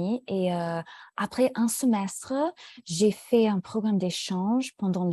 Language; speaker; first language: French; non-native, fluent; English